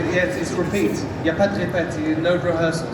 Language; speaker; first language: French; non-native, fluent; English